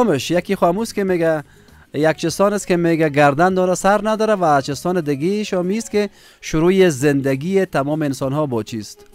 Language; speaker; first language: Persian; native; Persian